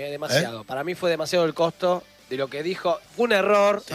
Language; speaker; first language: Spanish; native; Spanish